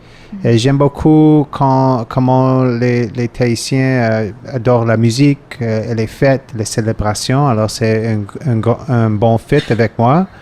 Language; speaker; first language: French; non-native, fluent; English